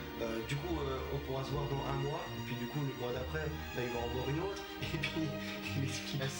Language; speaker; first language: French; native; French